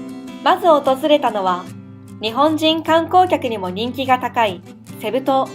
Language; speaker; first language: Japanese; native; Japanese